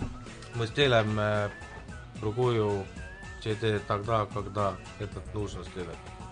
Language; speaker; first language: Russian; non-native, learner; Estonian